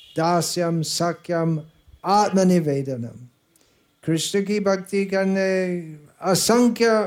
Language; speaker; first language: Hindi; non-native, fluent; English